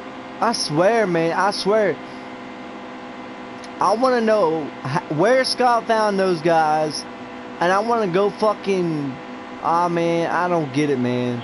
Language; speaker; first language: English; native; English